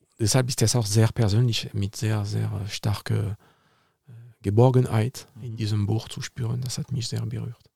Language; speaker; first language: German; non-native, fluent; French